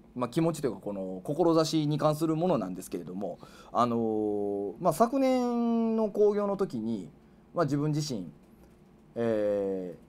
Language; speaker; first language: Japanese; native; Japanese